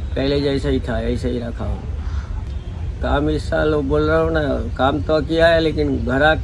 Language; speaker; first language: Hindi; non-native, local second language; Bangla